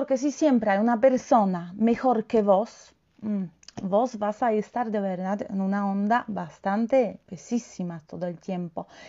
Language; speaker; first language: Spanish; non-native, fluent; Polish